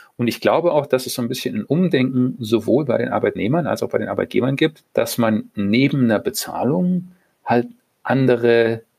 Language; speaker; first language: German; native; German